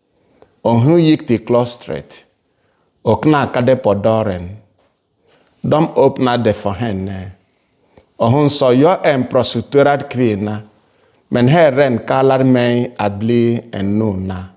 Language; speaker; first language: Swedish; non-native, fluent; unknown